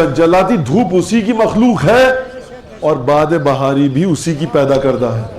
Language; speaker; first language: Urdu; native; Urdu